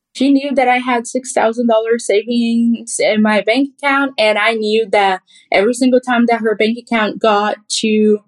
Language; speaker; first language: English; non-native, fluent; Portuguese